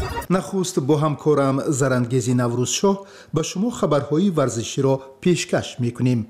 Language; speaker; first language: Persian; native; Persian